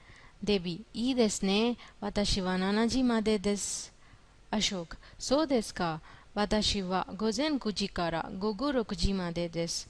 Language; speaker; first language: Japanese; non-native, fluent; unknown